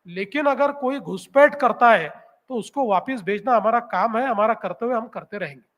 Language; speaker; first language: Hindi; non-native, local second language; Marathi